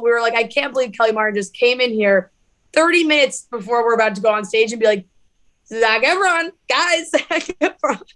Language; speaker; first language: English; native; English